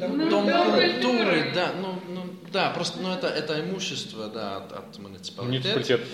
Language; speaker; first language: Russian; non-native, learner; Dutch